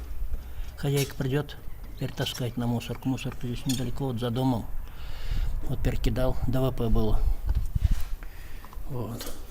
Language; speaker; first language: Russian; native; Russian